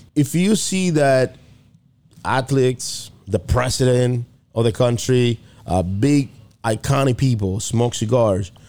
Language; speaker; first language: English; non-native, fluent; Spanish